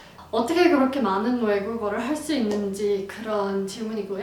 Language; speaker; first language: Korean; non-native, fluent; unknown